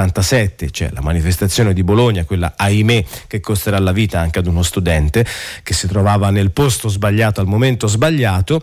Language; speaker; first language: Italian; native; Italian